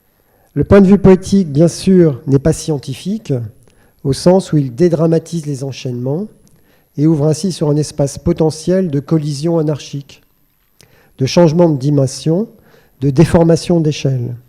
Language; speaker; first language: French; native; French